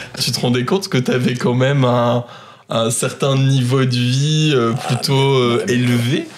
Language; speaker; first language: French; native; French